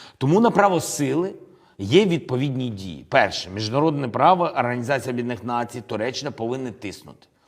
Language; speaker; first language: Ukrainian; non-native, local second language; Russian